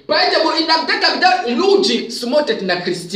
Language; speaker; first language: Russian; non-native, fluent; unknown